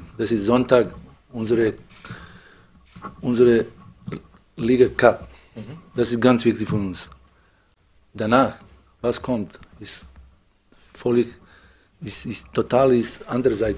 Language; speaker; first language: German; non-native, fluent; Serbian